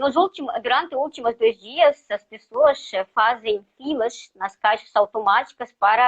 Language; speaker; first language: Portuguese; non-native, fluent; Russian